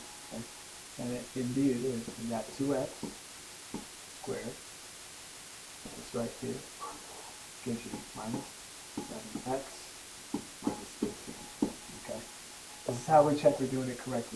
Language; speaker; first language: English; native; English